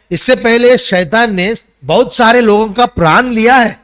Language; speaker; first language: Hindi; non-native, local second language; Telugu